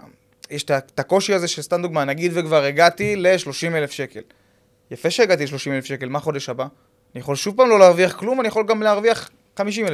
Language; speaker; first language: Hebrew; native; Hebrew